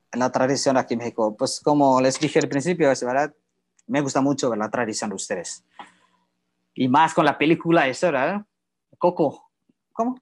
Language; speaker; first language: Spanish; non-native, learner; Indonesian